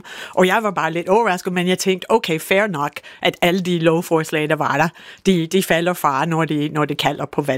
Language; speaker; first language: Danish; non-native, fluent; English